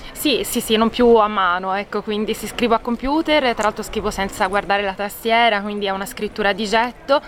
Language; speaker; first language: Italian; native; Italian